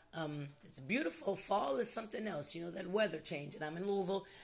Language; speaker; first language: English; native; English